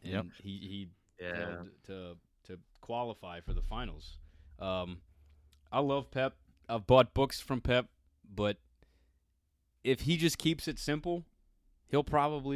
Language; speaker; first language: English; native; English